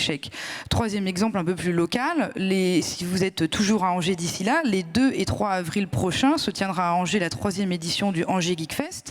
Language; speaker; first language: French; native; French